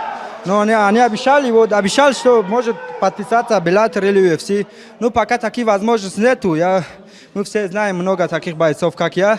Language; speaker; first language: Russian; non-native, fluent; Tajik